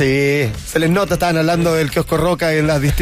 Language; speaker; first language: Spanish; native; Spanish